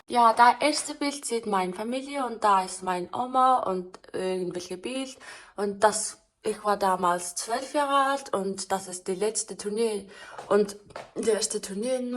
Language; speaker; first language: German; non-native, learner; Mongolian